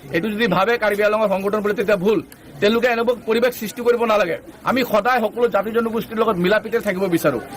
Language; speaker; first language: Assamese; non-native, local second language; Bangla